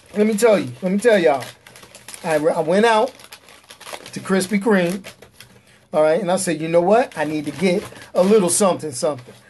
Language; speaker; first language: English; native; English